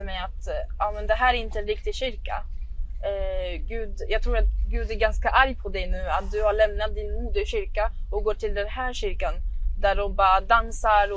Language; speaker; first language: Swedish; early bilingual, other home language; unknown